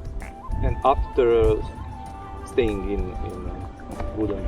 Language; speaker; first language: English; non-native, learner; Serbian